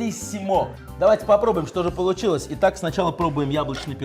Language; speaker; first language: Russian; native; Russian